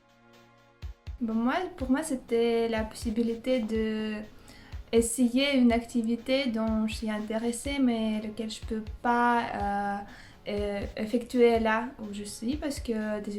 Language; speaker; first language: French; non-native, fluent; Russian